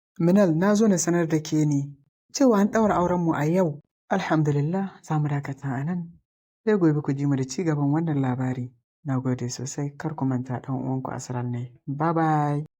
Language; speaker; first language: Hausa; native; Hausa